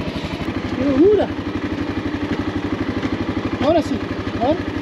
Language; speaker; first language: Spanish; native; Spanish